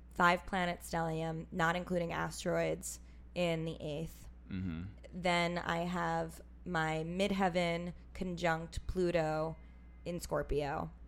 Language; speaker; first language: English; native; English